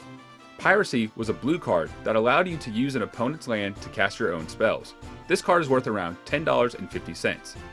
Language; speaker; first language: English; native; English